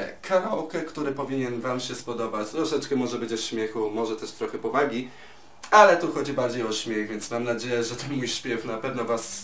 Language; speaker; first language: Polish; native; Polish